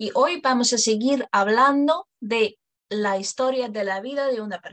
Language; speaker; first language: Spanish; non-native, fluent; English